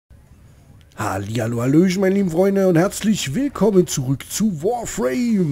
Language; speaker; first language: German; native; German